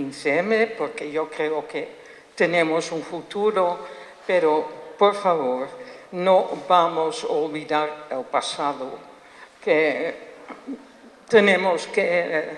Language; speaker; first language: Spanish; non-native, fluent; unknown